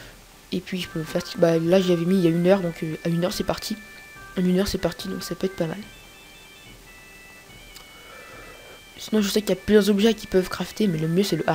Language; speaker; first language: French; native; French